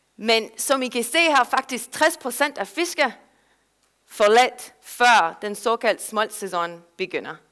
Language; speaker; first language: Danish; non-native, fluent; English